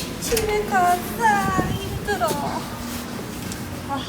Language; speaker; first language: Korean; non-native, learner; Malay